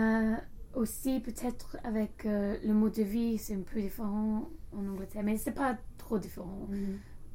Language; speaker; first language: French; non-native, learner; English